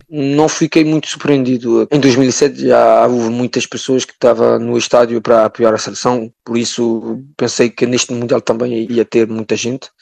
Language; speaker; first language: Portuguese; early bilingual, heritage; French